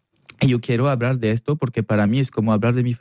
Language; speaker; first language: Spanish; non-native, fluent; French